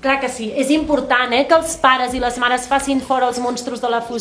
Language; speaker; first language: Catalan; native; Catalan